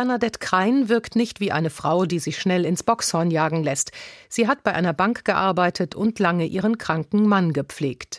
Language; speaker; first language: German; native; German